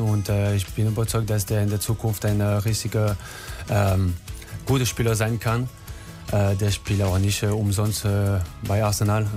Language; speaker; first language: German; non-native, learner; French